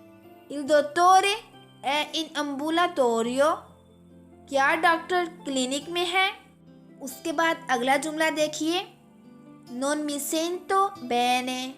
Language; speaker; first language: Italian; non-native, fluent; Urdu